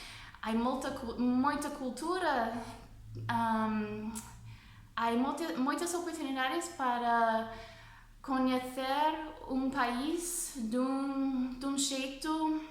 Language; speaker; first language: Portuguese; non-native, fluent; English